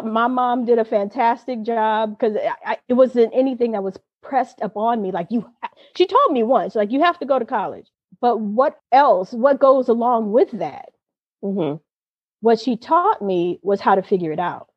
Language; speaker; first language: English; native; English